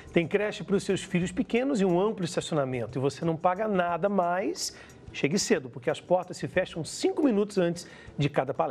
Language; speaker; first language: Portuguese; native; Portuguese